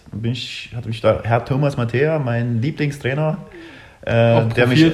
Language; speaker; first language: German; early bilingual, other home language; Russian